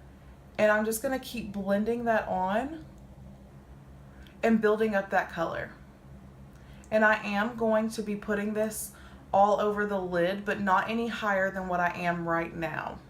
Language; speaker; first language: English; native; English